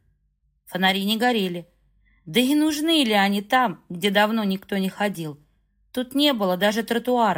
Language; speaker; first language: Russian; native; Russian